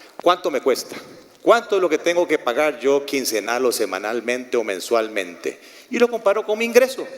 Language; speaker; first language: Spanish; native; Spanish